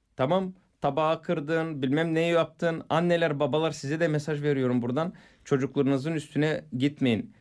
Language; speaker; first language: Turkish; non-native, fluent; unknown